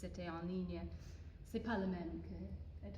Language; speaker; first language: French; non-native, fluent; English